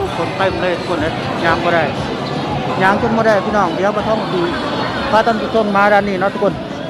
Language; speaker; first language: Thai; native; Thai